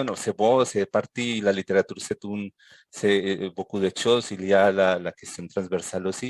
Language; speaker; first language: French; non-native, fluent; Spanish